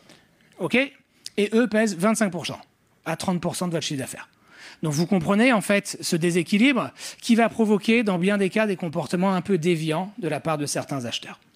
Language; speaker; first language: French; native; French